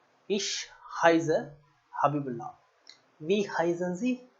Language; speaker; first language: German; non-native, learner; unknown